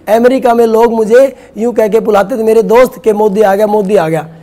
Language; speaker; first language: Hindi; native; Hindi